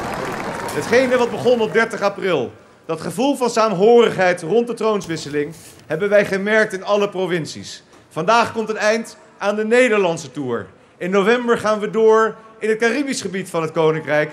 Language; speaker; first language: Dutch; native; Dutch